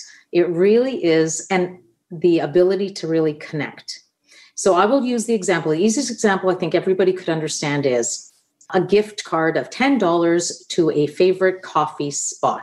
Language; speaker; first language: English; non-native, fluent; Italian